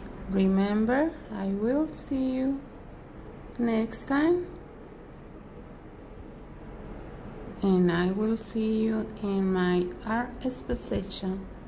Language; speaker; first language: English; non-native, learner; Spanish